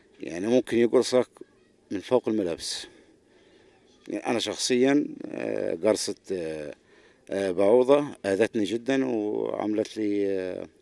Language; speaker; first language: Arabic; native; Arabic